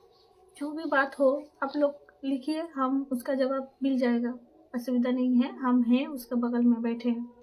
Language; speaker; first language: Hindi; non-native, local second language; Bangla